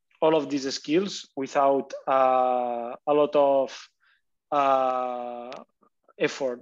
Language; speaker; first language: English; non-native, learner; Catalan